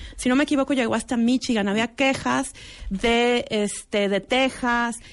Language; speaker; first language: Spanish; native; Spanish